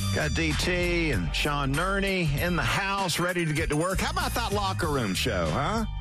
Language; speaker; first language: English; native; English